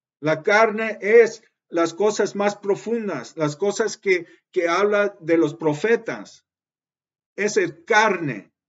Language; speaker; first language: Spanish; early bilingual, heritage; Spanish